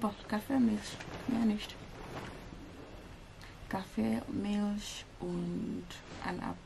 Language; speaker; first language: German; non-native, learner; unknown